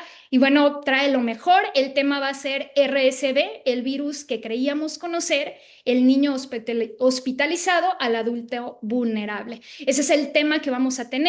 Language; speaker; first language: Spanish; native; Spanish